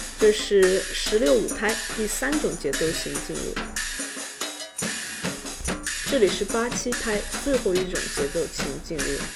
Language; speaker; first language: Chinese; native; Chinese